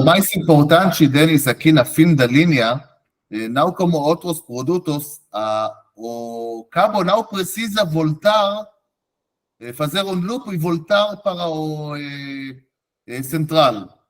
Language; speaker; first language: Portuguese; non-native, fluent; Hebrew